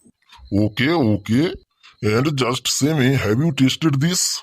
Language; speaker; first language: English; non-native, local second language; Bangla